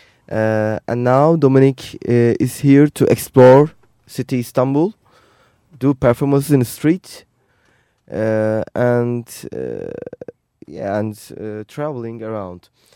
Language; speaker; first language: English; non-native, fluent; Turkish